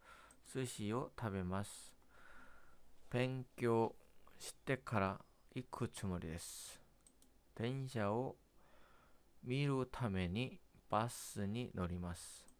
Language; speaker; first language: Japanese; non-native, learner; Korean